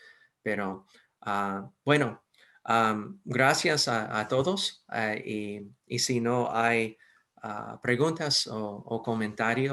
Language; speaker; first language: Spanish; non-native, fluent; English